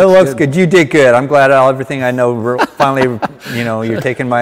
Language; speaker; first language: English; native; English